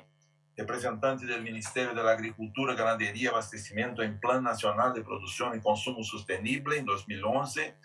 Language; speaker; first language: Spanish; non-native, fluent; Portuguese